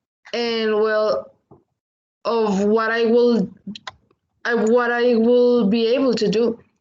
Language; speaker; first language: English; non-native, learner; Spanish